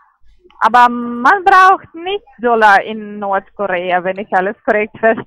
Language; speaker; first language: German; non-native, learner; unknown